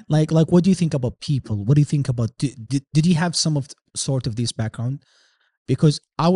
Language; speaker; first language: English; non-native, fluent; Arabic